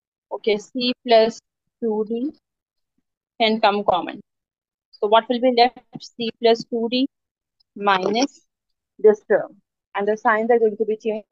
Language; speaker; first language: English; non-native, local second language; Urdu